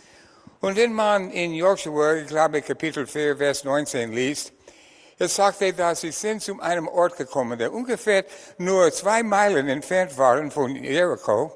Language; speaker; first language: German; non-native, fluent; English